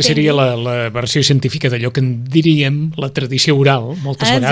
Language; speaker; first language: Catalan; native; Catalan